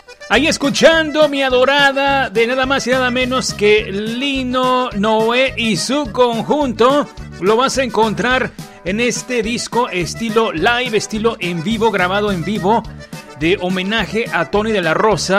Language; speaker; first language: Spanish; early bilingual, heritage; Spanish